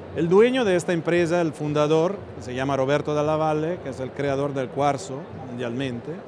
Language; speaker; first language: Spanish; non-native, fluent; Italian